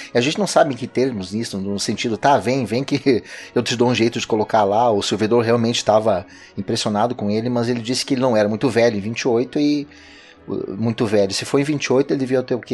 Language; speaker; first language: Portuguese; native; Portuguese